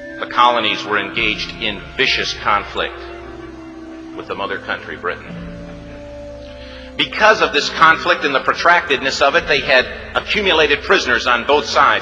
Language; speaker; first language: English; native; English